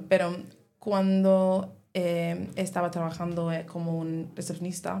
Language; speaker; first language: Spanish; non-native, learner; English